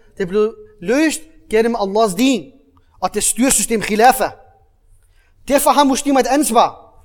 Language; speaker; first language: Danish; early bilingual, other home language; Arabic